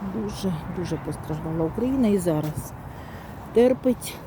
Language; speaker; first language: Ukrainian; non-native, local second language; Russian